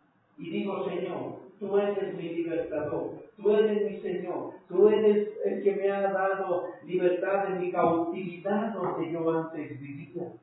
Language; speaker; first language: Spanish; native; Spanish